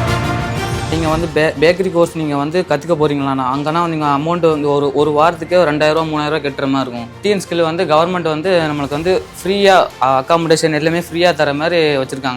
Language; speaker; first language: Tamil; native; Tamil